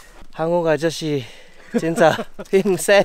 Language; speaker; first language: Korean; non-native, learner; English